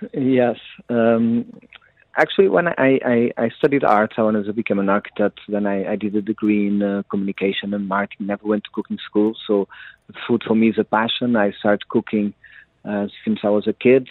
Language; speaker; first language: English; non-native, fluent; Portuguese